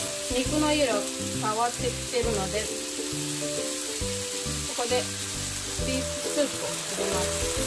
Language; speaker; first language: Japanese; non-native, fluent; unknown